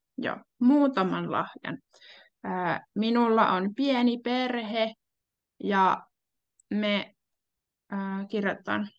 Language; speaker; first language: Finnish; native; Finnish